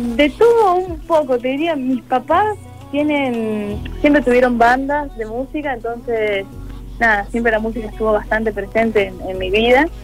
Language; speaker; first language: Spanish; native; Spanish